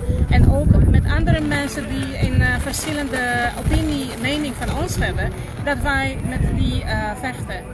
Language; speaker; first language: Dutch; non-native, fluent; Polish